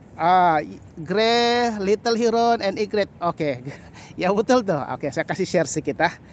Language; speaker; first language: Malay; native; Malay